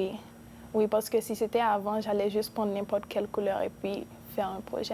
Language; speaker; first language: French; non-native, local second language; Spanish